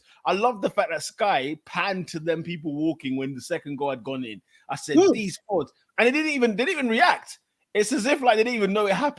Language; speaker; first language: English; native; English